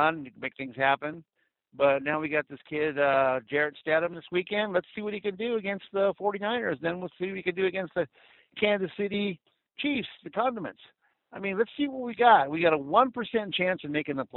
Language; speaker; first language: English; native; English